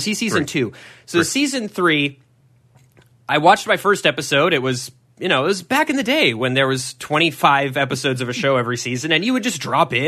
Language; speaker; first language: English; native; English